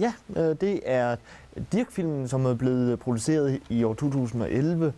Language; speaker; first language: Danish; native; Danish